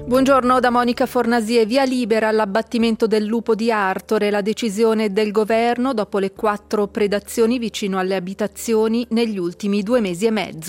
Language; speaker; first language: Italian; native; Italian